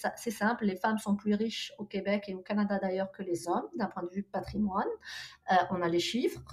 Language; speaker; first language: French; non-native, local second language; Arabic